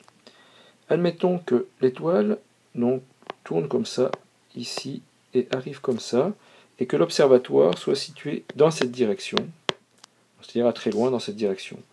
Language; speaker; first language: French; native; French